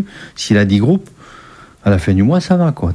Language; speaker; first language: French; native; French